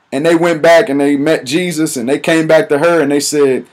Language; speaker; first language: English; native; English